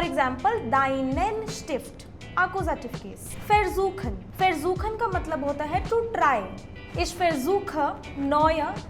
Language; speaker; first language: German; non-native, fluent; Hindi